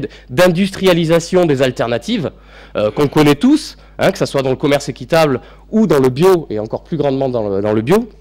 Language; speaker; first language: French; native; French